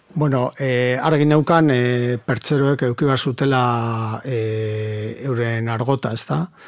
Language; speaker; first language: Basque; native; Basque